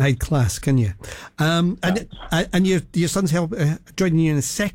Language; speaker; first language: English; native; English